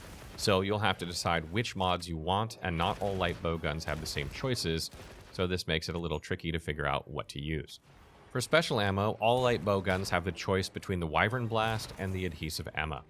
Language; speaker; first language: English; native; English